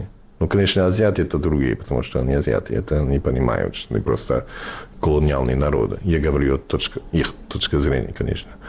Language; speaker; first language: Russian; non-native, fluent; English